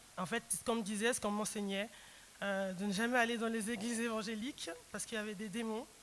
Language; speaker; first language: French; early bilingual, other home language; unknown